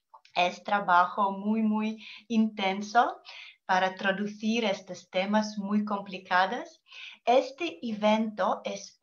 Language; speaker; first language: Spanish; non-native, learner; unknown